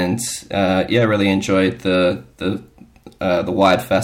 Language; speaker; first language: English; native; English